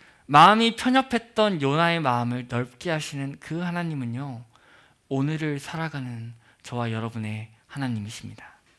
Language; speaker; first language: Korean; native; Korean